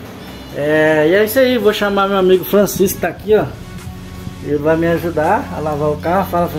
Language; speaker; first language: Portuguese; native; Portuguese